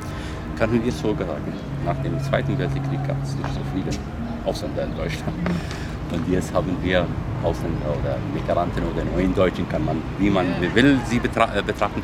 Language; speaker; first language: German; non-native, fluent; Arabic